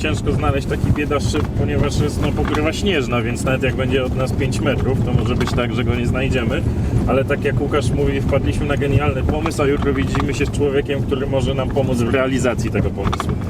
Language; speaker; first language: Polish; native; Polish